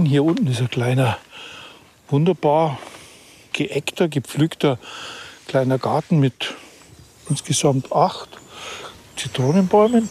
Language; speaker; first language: German; native; German